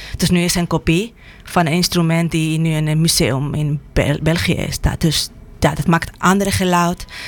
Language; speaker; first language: Dutch; non-native, fluent; Spanish